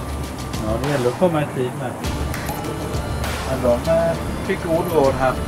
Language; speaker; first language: Swedish; native; Swedish